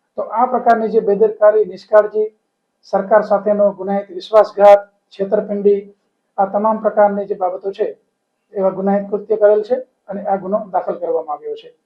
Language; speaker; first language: Gujarati; native; Gujarati